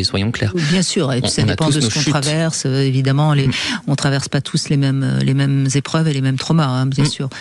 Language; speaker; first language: French; native; French